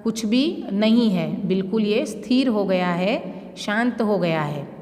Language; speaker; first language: Urdu; non-native, local second language; Gujarati